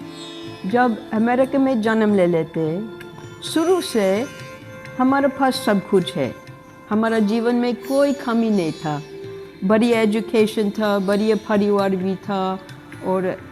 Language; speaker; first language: Hindi; non-native, learner; English